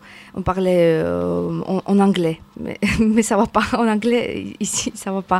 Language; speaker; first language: French; non-native, learner; Georgian